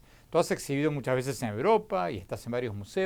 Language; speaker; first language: Spanish; native; Spanish